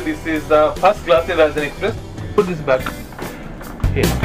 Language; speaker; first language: English; non-native, learner; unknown